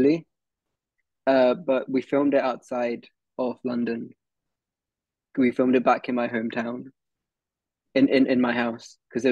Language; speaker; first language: English; early bilingual, other home language; Hindi